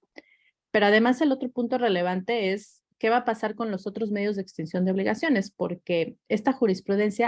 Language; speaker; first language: Spanish; native; Spanish